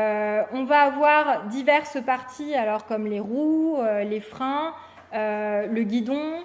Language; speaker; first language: French; native; French